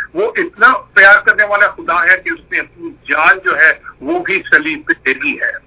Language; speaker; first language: Urdu; non-native, local second language; Punjabi